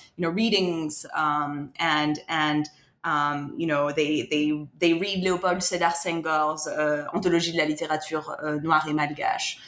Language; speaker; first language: English; non-native, fluent; French